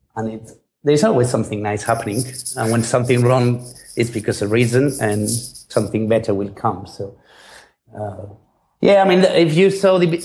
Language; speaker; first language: English; non-native, fluent; Spanish